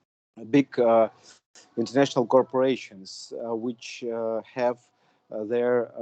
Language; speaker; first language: English; non-native, fluent; Russian